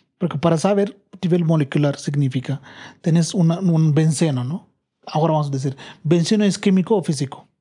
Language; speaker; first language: Spanish; non-native, learner; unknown